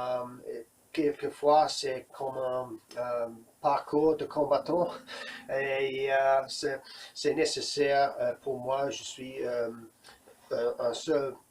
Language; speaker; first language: French; non-native, learner; English